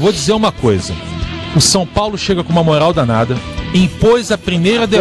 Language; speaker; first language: Portuguese; native; Portuguese